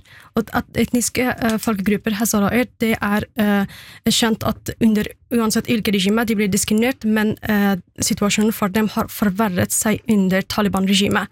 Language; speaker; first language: Norwegian; non-native, fluent; Persian